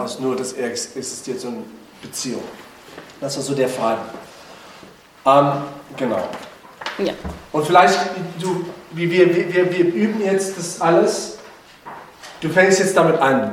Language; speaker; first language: German; non-native, learner; French